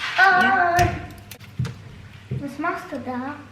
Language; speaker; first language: German; early bilingual, heritage; German